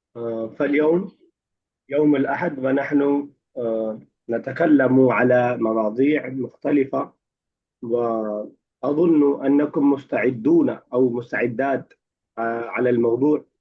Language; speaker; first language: Arabic; non-native, fluent; Urdu